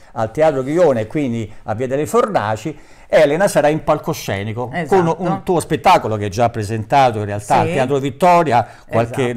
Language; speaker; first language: Italian; native; Italian